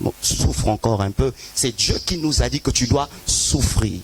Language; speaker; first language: French; non-native, local second language; Lingala